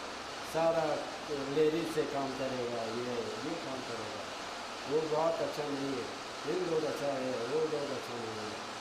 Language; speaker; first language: Hindi; non-native, learner; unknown